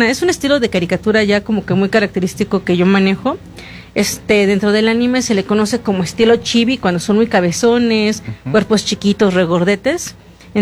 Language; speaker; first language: Spanish; native; Spanish